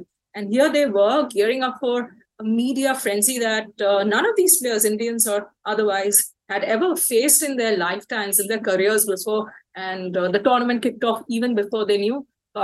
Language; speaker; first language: English; non-native, local second language; Bangla